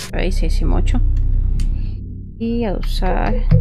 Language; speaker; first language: Spanish; native; Spanish